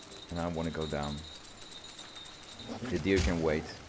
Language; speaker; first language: English; non-native, fluent; Dutch